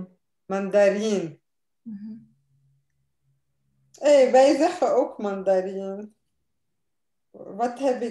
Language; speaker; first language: Dutch; non-native, fluent; Arabic